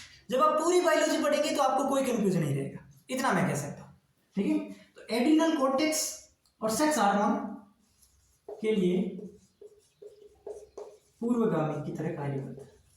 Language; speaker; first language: Hindi; native; Hindi